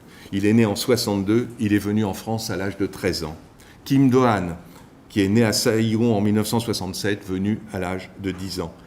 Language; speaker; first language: French; native; French